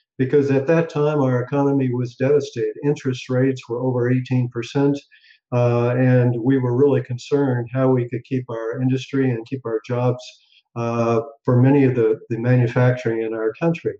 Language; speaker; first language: English; native; English